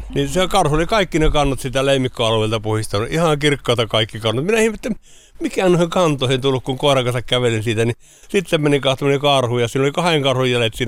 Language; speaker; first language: Finnish; native; Finnish